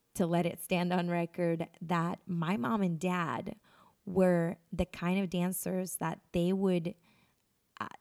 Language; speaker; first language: English; non-native, fluent; Spanish